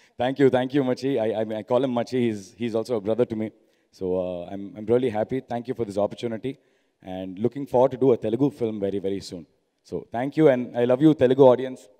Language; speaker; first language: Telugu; non-native, learner; Tamil